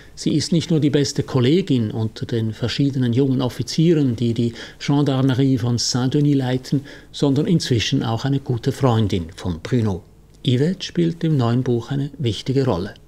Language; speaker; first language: German; native; German